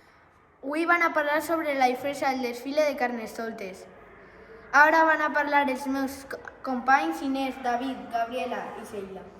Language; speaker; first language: Catalan; non-native, local second language; Spanish